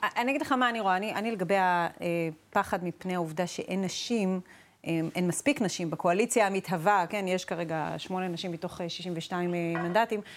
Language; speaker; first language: Hebrew; native; Hebrew